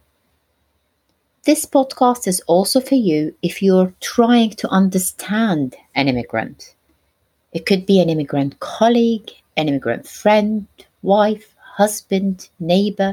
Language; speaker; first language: English; non-native, fluent; Arabic